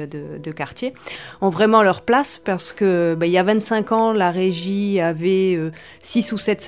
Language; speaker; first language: French; native; French